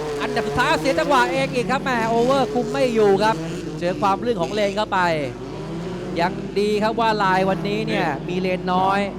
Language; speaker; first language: Thai; native; Thai